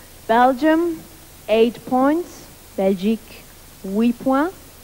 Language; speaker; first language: English; non-native, fluent; Luxembourgish